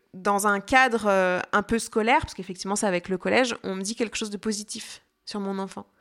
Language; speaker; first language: French; native; French